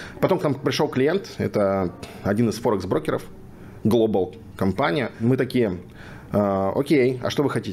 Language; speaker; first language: Russian; native; Russian